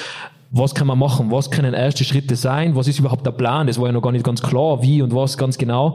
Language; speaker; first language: German; native; German